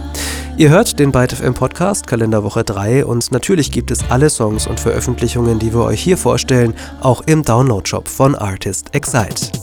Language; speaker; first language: German; native; German